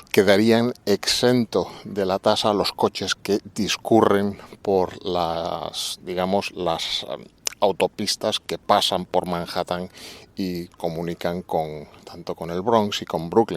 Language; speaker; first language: Spanish; native; Spanish